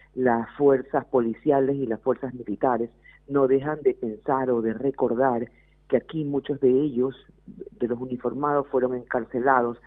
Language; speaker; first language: Spanish; native; Spanish